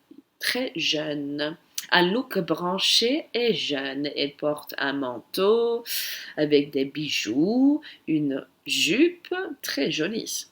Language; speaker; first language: French; non-native, fluent; English